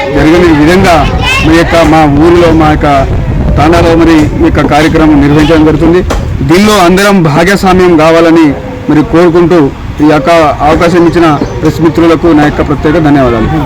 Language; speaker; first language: Telugu; non-native, local second language; Lambadi